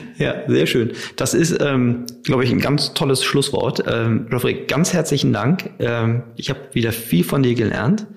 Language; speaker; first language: German; native; German